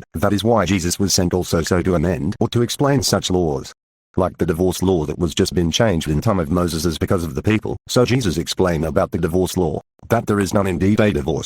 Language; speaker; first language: English; non-native, local second language; Filipino